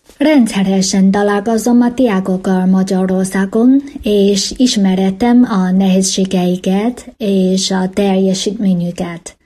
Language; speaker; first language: Hungarian; non-native, fluent; Chinese